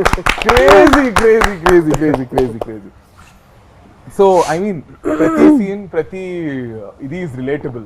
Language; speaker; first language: Telugu; native; Telugu